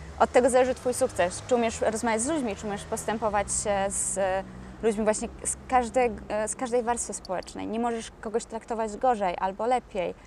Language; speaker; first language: Polish; native; Polish